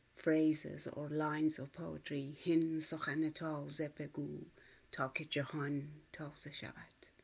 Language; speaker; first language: English; non-native, fluent; Persian